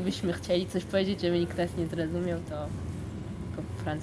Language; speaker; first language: Polish; early bilingual, heritage; Polish